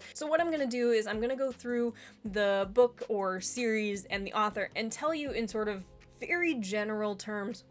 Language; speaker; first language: English; native; English